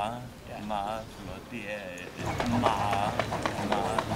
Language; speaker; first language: Danish; non-native, learner; Turkish